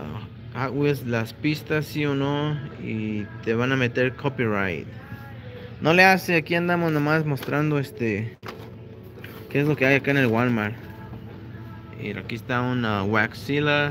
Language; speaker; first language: Spanish; early bilingual, heritage; Spanish